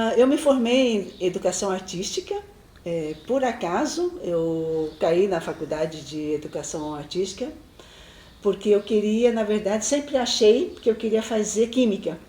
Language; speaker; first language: Portuguese; early bilingual, other home language; Chinese